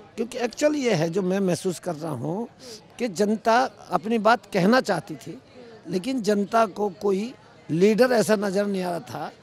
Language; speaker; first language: Hindi; native; Hindi